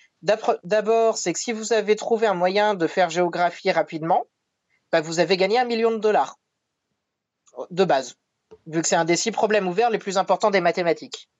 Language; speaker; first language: French; native; French